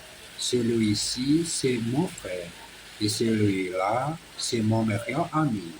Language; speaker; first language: French; non-native, learner; Portuguese